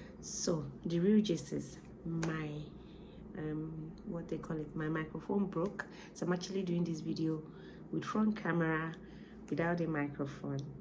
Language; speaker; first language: English; non-native, local second language; Yoruba